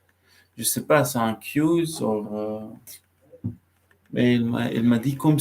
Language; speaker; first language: French; non-native, learner; Arabic